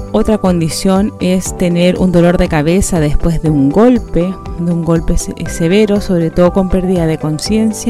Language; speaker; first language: Spanish; native; Spanish